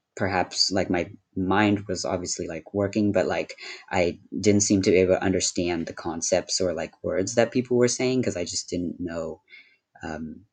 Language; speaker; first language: English; early bilingual, other home language; Wu Chinese